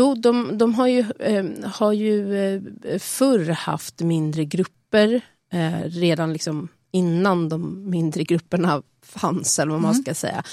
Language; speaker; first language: Swedish; native; Swedish